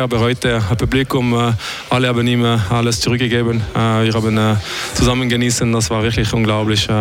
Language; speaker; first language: German; non-native, learner; French